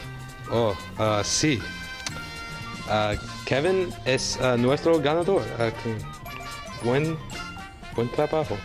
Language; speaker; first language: Spanish; non-native, learner; English